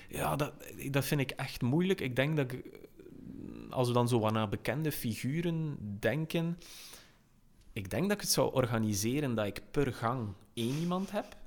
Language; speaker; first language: Dutch; native; Dutch